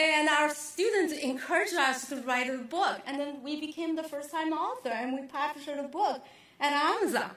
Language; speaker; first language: English; non-native, fluent; Chinese